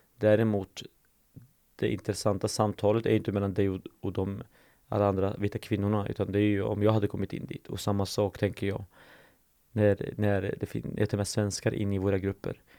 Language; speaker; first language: Swedish; early bilingual, other home language; Assyrian Neo-Aramaic